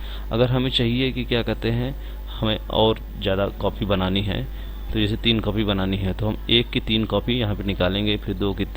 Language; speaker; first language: Hindi; native; Hindi